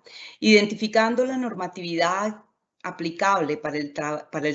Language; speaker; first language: Spanish; native; Spanish